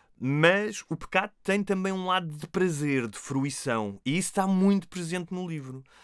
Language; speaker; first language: Portuguese; native; Portuguese